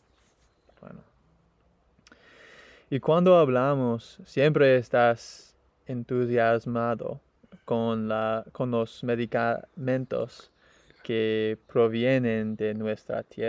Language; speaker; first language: Spanish; non-native, learner; English